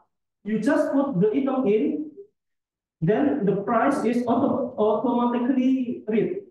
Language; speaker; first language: English; non-native, fluent; Indonesian